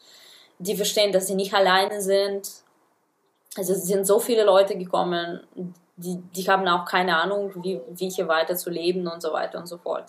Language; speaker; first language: German; non-native, fluent; Russian